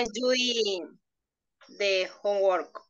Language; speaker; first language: English; non-native, learner; Spanish